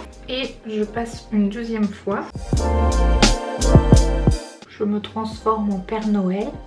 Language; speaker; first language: French; native; French